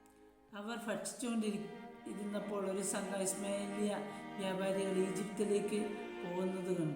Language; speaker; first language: Malayalam; native; Malayalam